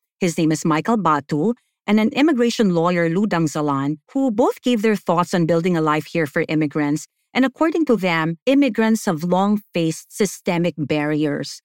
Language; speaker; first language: English; non-native, local second language; Filipino